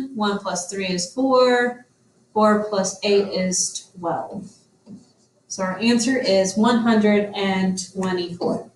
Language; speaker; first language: English; native; English